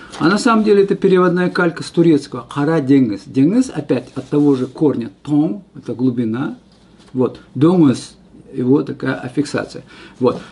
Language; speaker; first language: Russian; non-native, local second language; Kazakh